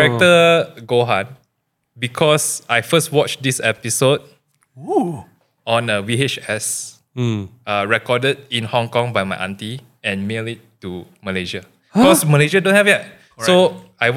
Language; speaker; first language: English; non-native, local second language; Min Nan Chinese